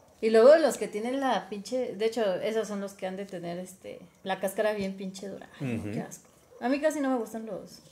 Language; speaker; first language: Spanish; native; Spanish